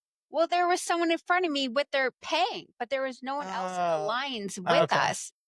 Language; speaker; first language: English; native; English